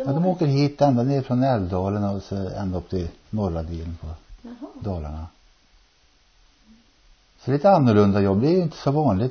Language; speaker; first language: Swedish; native; Swedish